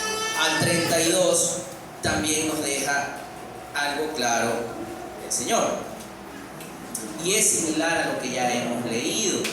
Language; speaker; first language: Spanish; native; Spanish